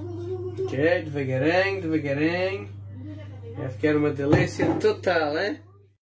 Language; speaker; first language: Portuguese; non-native, fluent; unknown